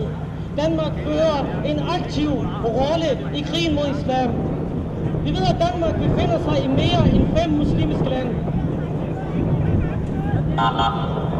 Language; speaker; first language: Danish; non-native, local second language; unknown